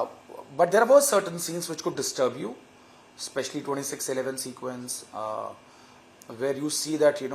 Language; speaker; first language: English; non-native, local second language; Hindi